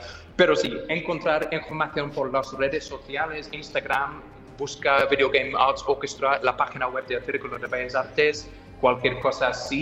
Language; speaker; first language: Spanish; non-native, fluent; English